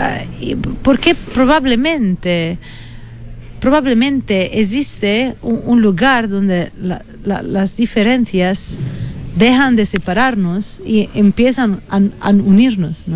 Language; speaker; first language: Spanish; non-native, fluent; Italian